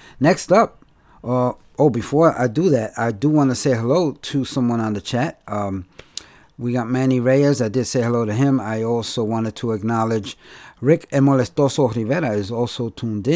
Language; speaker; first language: English; native; English